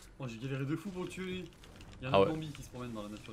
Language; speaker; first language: French; native; French